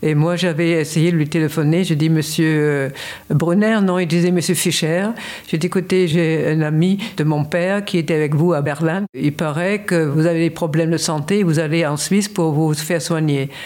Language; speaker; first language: French; non-native, fluent; German